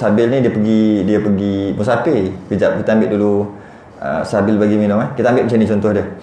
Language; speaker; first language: Malay; native; Malay